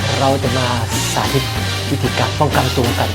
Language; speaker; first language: Thai; native; Thai